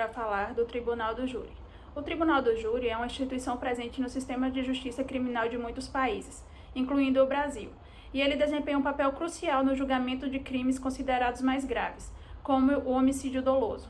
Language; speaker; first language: Portuguese; native; Portuguese